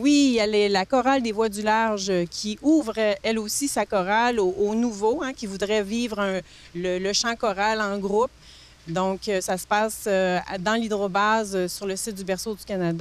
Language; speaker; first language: French; native; French